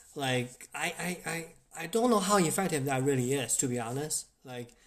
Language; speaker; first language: English; non-native, fluent; Chinese